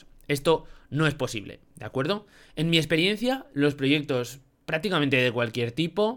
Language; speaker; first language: Spanish; native; Spanish